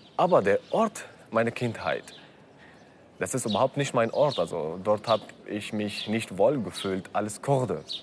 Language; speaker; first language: German; non-native, fluent; Kurdish